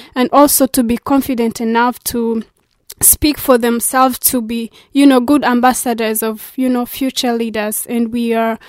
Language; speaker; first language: English; non-native, local second language; Kinyarwanda